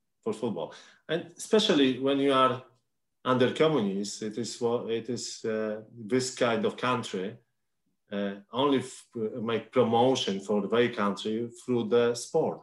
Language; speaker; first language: English; non-native, learner; Polish